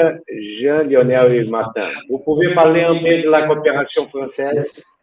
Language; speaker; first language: French; non-native, fluent; Portuguese